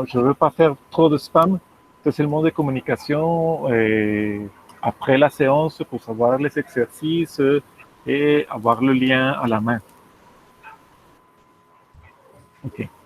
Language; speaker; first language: French; non-native, fluent; Spanish